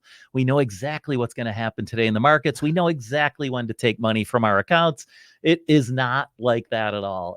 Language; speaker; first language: English; native; English